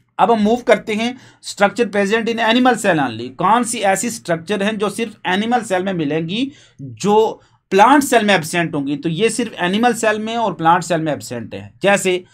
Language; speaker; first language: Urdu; non-native, local second language; Punjabi